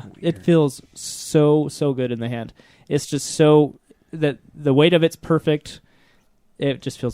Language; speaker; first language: English; native; English